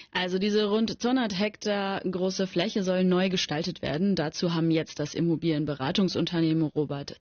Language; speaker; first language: German; native; German